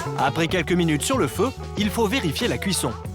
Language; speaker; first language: French; native; French